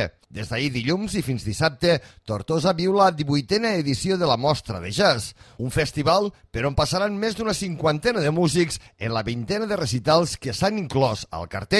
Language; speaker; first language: Catalan; native; Catalan